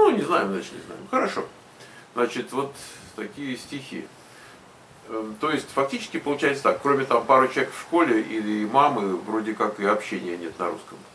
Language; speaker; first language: Russian; native; Russian